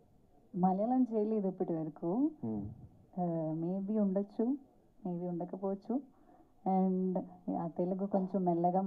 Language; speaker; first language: Telugu; non-native, learner; Malayalam